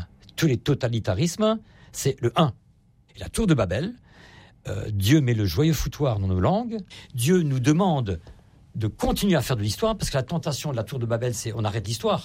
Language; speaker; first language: French; native; French